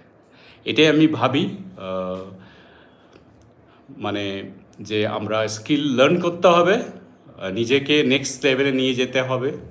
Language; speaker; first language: Bangla; non-native, local second language; Assamese